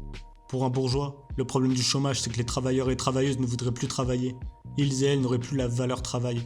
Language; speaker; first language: French; native; French